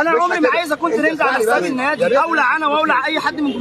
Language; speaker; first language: Arabic; native; Arabic